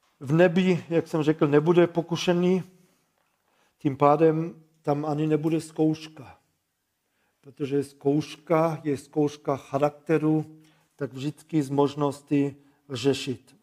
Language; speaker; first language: Czech; non-native, fluent; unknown